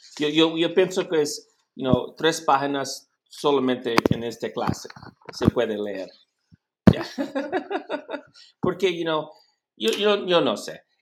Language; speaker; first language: Spanish; non-native, learner; English